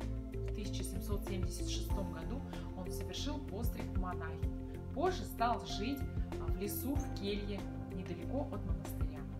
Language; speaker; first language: Russian; native; Russian